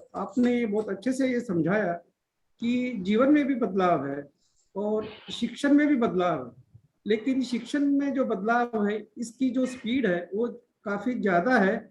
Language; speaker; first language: Hindi; non-native, local second language; Marathi